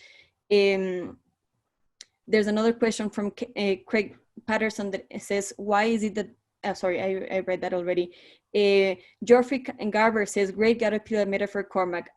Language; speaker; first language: English; non-native, fluent; Spanish